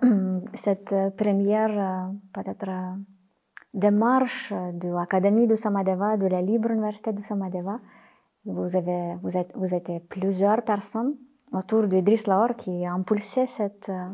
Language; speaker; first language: French; non-native, fluent; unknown